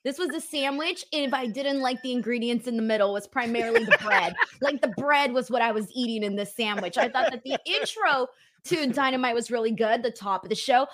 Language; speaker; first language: English; native; English